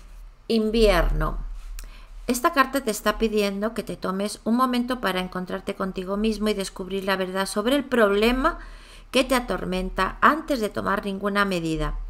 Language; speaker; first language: Spanish; native; Spanish